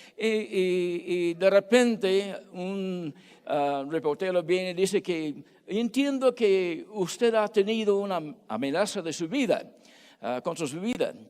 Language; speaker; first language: Spanish; non-native, fluent; English